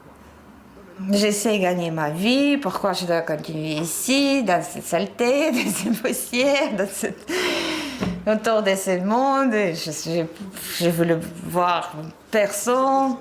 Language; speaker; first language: French; non-native, fluent; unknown